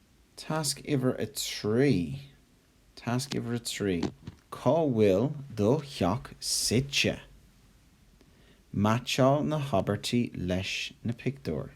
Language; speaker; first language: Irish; non-native, local second language; English